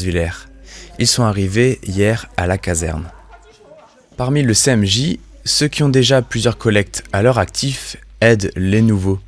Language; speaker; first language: French; native; French